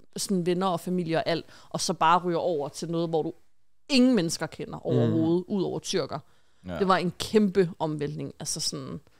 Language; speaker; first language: Danish; native; Danish